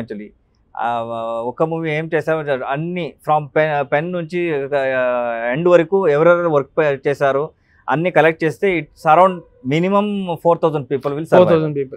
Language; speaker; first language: Telugu; non-native, local second language; Kannada